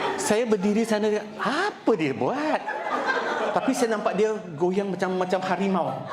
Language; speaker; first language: Malay; non-native, local second language; Chinese